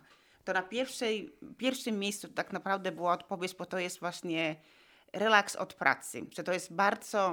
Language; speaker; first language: Polish; non-native, fluent; Finnish